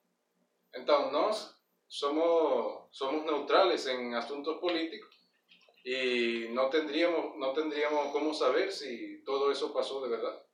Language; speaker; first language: Portuguese; non-native, learner; Spanish